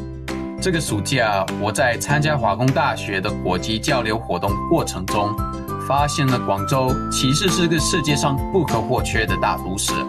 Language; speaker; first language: Chinese; non-native, fluent; English